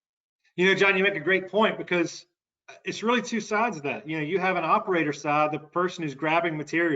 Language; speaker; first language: English; native; English